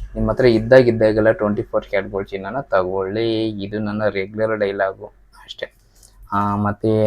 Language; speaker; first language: Kannada; non-native, local second language; Telugu